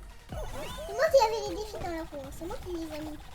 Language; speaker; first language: French; native; French